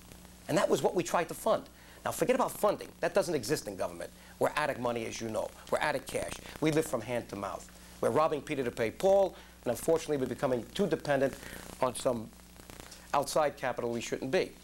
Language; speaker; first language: English; native; English